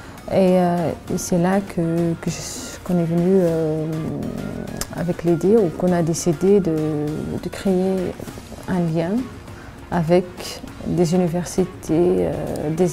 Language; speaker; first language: French; early bilingual, other home language; Arabic